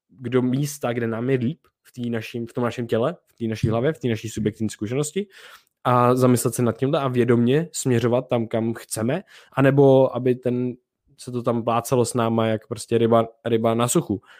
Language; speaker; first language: Czech; native; Czech